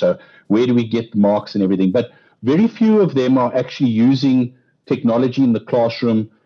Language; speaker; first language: English; non-native, local second language; Afrikaans